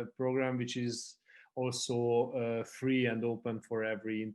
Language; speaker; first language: English; non-native, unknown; Hungarian